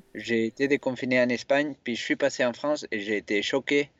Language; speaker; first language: French; non-native, fluent; Spanish